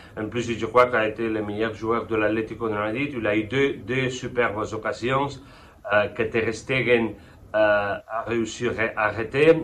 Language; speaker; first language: French; non-native, fluent; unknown